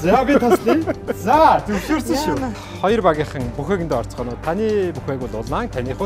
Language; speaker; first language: Mongolian; native; Mongolian